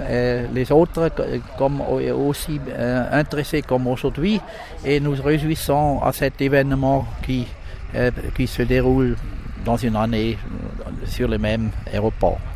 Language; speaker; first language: French; non-native, local second language; German